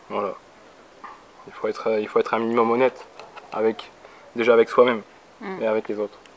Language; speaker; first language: French; native; French